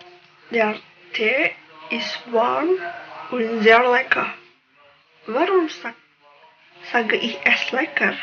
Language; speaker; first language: German; non-native, learner; Indonesian